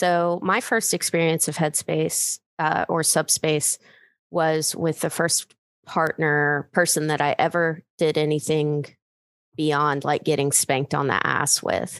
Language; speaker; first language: English; native; English